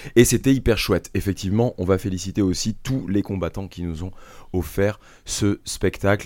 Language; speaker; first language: French; native; French